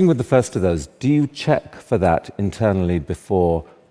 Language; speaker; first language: English; native; English